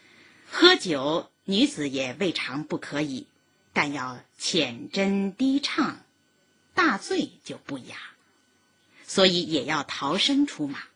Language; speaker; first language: Chinese; native; Chinese